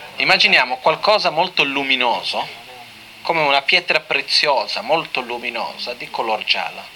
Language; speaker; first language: Italian; non-native, fluent; Portuguese